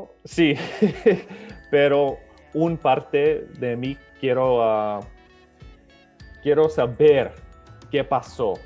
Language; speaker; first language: Spanish; early bilingual, other home language; Serbian